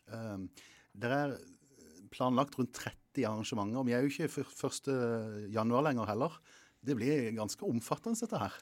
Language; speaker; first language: Norwegian; native; Norwegian